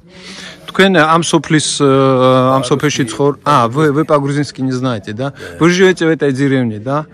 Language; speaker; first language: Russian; non-native, fluent; Georgian